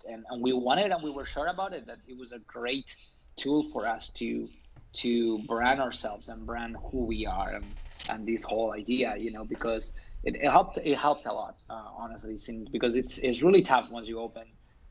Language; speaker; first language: English; non-native, fluent; Spanish